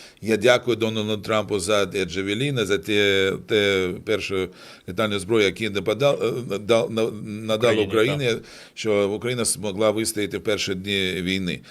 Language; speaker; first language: Ukrainian; non-native, local second language; Russian